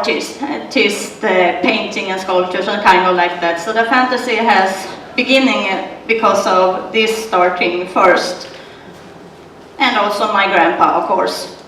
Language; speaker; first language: English; non-native, learner; Swedish